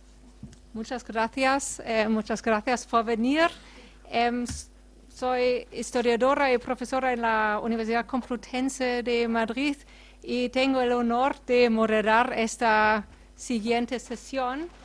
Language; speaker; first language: Spanish; non-native, fluent; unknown